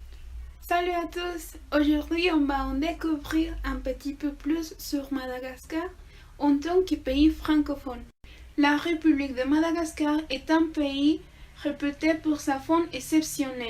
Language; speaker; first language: French; non-native, fluent; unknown